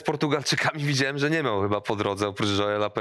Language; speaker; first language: Polish; native; Polish